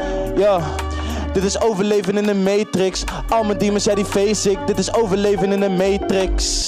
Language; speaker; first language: Dutch; native; Dutch